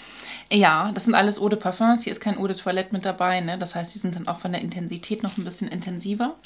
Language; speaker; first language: German; native; German